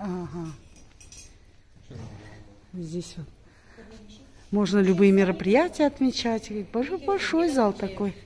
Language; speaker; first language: Russian; native; Russian